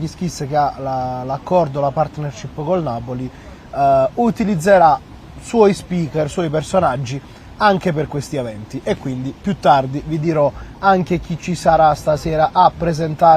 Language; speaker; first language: Italian; native; Italian